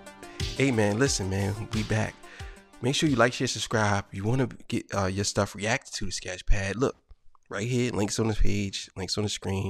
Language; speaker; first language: English; native; English